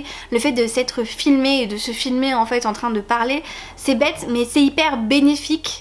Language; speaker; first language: French; native; French